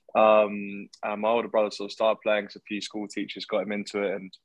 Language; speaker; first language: English; native; English